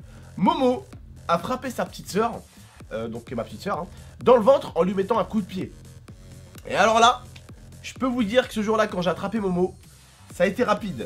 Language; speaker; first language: French; native; French